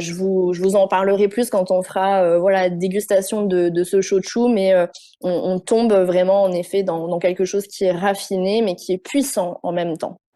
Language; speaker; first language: French; native; French